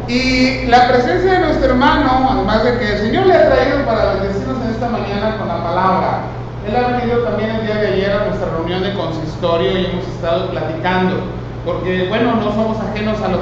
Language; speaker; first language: Spanish; native; Spanish